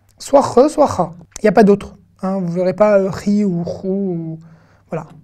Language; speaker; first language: French; native; French